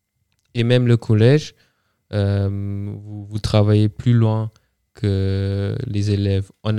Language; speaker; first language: French; non-native, fluent; German